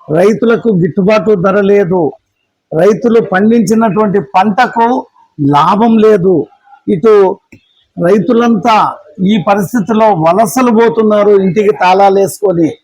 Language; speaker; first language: Telugu; native; Telugu